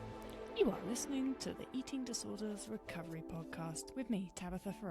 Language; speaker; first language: English; native; English